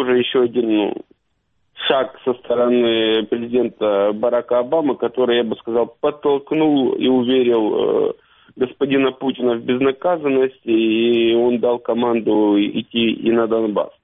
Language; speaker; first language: Russian; native; Russian